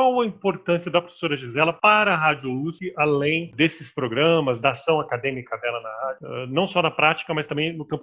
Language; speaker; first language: Portuguese; native; Portuguese